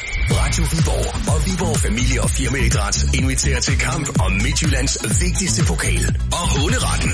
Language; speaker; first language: Danish; native; Danish